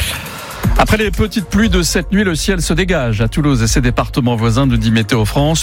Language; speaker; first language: French; native; French